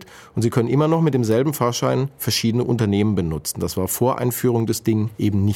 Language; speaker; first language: German; native; German